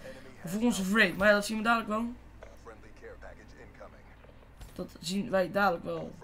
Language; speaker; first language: Dutch; native; Dutch